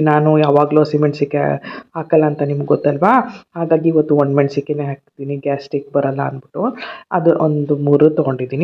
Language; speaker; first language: Kannada; native; Kannada